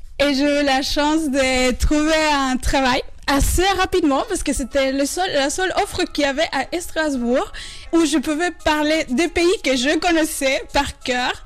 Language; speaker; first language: French; non-native, fluent; Spanish